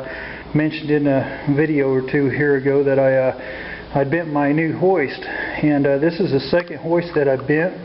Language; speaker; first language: English; native; English